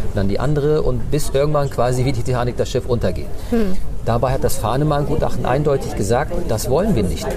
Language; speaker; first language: German; early bilingual, other home language; Turkish